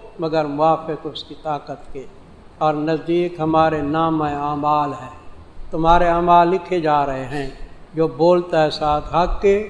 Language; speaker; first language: Urdu; non-native, local second language; Saraiki